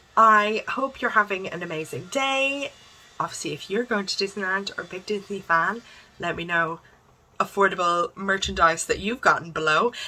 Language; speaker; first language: English; native; English